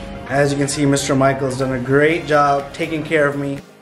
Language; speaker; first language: English; early bilingual, other home language; Urdu